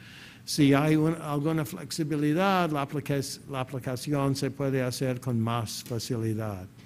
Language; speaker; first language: Spanish; non-native, fluent; English